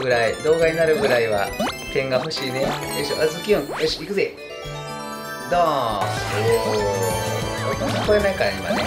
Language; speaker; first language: Japanese; native; Japanese